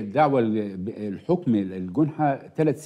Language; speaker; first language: Arabic; native; Arabic